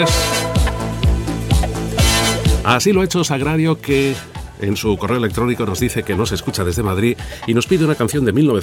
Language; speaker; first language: Spanish; native; Spanish